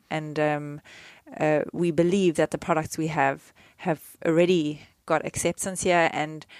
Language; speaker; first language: English; native; English